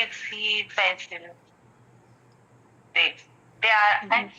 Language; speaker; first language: English; non-native, learner; Marathi